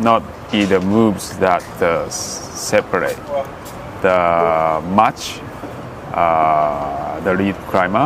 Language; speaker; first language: English; non-native, learner; Japanese